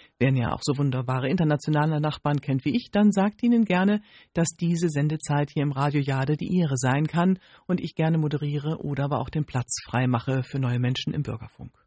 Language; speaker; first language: German; native; German